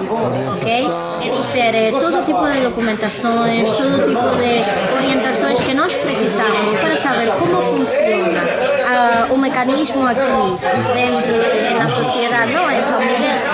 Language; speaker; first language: Portuguese; non-native, learner; Spanish